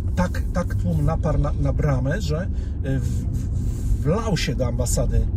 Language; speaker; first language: Polish; native; Polish